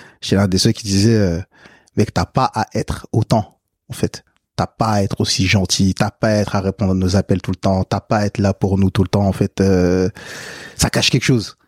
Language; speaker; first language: French; early bilingual, other home language; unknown